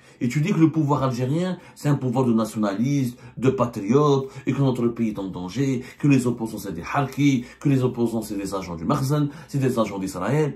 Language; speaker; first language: French; non-native, local second language; Arabic